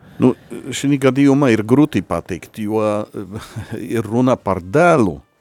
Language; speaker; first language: Latvian; non-native, fluent; Polish